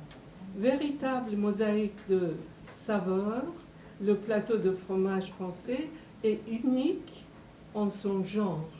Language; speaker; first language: French; non-native, fluent; Persian